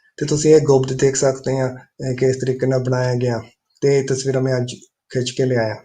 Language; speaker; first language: Punjabi; early bilingual, heritage; Punjabi